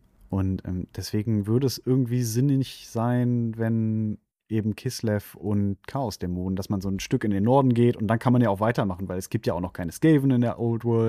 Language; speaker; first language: German; native; German